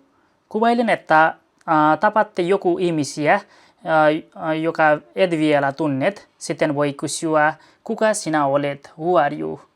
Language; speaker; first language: Finnish; non-native, learner; Nepali